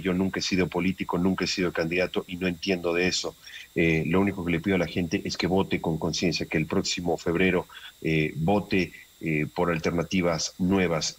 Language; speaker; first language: Spanish; native; Spanish